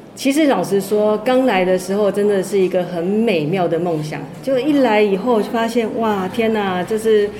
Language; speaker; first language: Chinese; native; Chinese